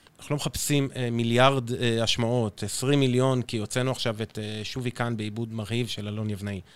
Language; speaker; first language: Hebrew; native; Hebrew